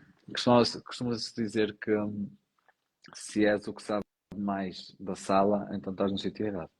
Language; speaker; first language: Portuguese; native; Portuguese